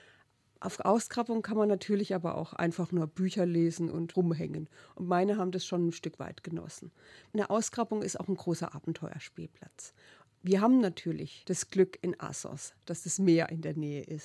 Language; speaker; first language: German; native; German